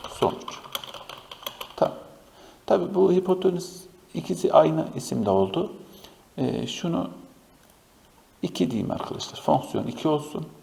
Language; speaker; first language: Turkish; native; Turkish